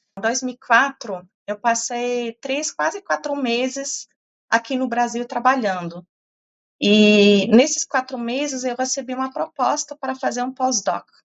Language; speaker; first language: Portuguese; early bilingual, other home language; German